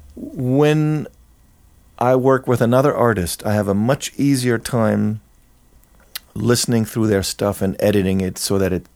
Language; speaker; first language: English; non-native, fluent; German